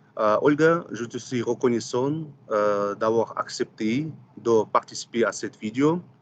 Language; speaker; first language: French; non-native, learner; Russian